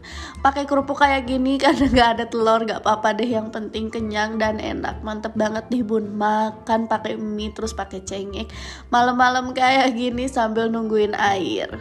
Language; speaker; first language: Indonesian; non-native, local second language; Sundanese